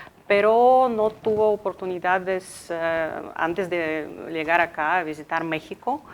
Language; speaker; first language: Spanish; non-native, fluent; Ukrainian